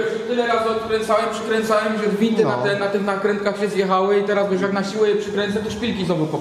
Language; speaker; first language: Polish; native; Polish